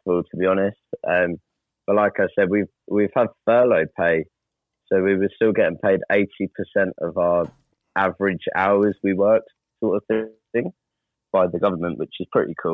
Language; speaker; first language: English; native; English